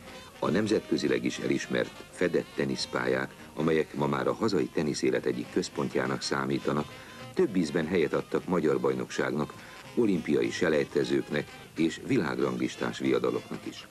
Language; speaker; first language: Hungarian; native; Hungarian